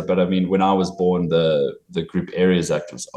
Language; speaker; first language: English; native; English